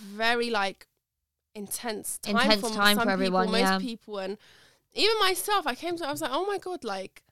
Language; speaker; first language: English; early bilingual, other home language; Arabic